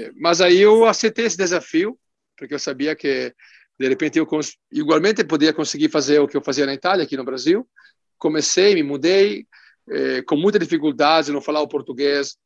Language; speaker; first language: Portuguese; non-native, fluent; Italian